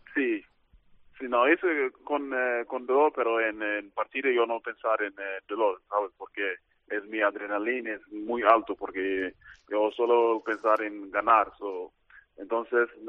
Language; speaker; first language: Spanish; non-native, learner; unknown